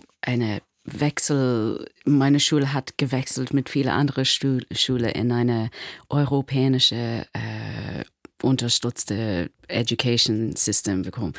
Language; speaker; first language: German; non-native, learner; English